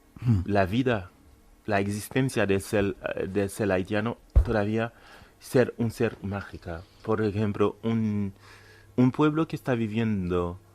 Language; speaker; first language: Spanish; non-native, fluent; Haitian Creole